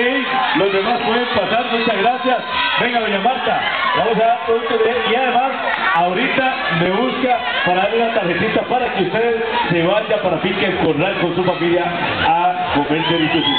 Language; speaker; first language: Spanish; native; Spanish